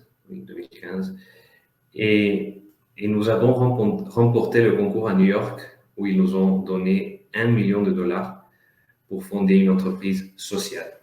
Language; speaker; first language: French; non-native, fluent; Spanish